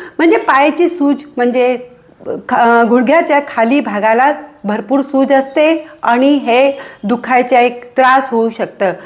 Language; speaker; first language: Marathi; non-native, local second language; Hindi